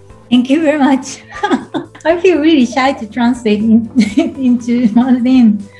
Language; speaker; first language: English; non-native, fluent; Japanese